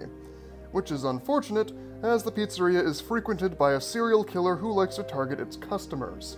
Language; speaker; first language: English; native; English